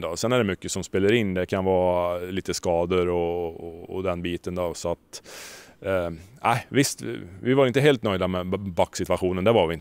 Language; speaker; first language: Swedish; native; Swedish